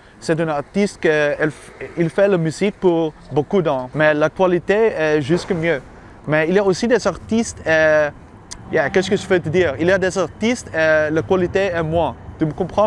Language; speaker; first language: French; non-native, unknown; Dutch